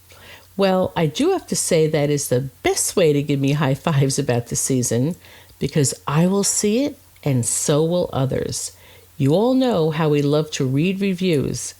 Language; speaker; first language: English; native; English